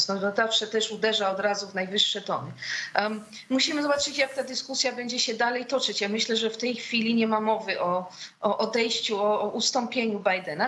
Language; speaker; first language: Polish; native; Polish